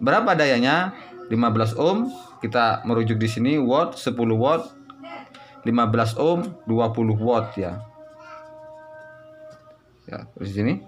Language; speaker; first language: Indonesian; native; Indonesian